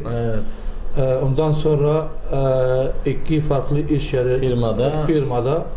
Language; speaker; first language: Turkish; non-native, learner; Arabic